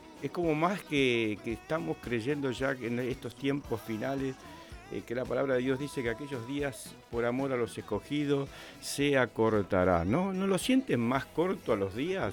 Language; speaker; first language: Spanish; native; Spanish